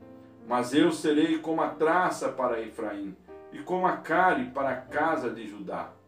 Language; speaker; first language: Portuguese; native; Portuguese